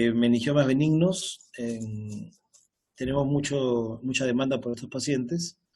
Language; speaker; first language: Spanish; native; Spanish